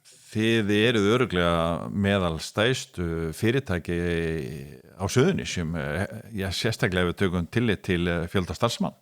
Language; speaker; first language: Icelandic; native; Icelandic